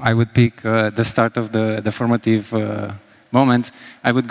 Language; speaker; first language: English; non-native, fluent; Romanian